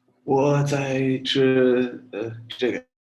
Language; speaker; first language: Chinese; non-native, learner; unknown